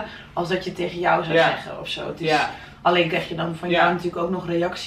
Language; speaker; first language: Dutch; native; Dutch